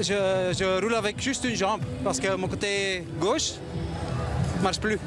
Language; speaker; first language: French; non-native, learner; Dutch